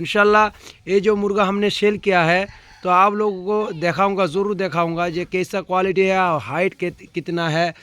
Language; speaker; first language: Hindi; non-native, local second language; Bangla